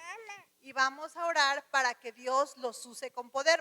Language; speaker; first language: Spanish; native; Spanish